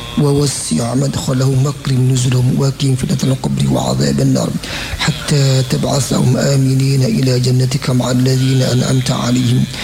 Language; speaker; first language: Arabic; non-native, fluent; Javanese